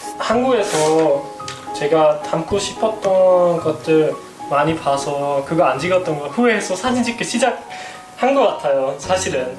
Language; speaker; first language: Korean; non-native, fluent; German